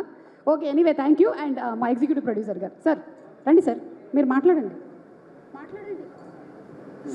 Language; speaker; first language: Telugu; native; Telugu